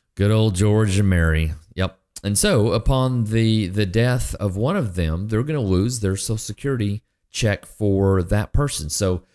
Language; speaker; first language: English; native; English